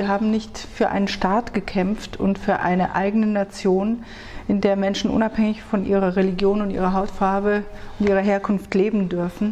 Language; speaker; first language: German; early bilingual, other home language; Hebrew